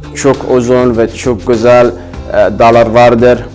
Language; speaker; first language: Turkish; non-native, fluent; Arabic